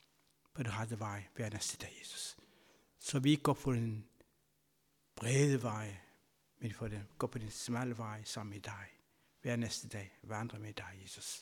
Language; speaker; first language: Danish; non-native, fluent; Kabuverdianu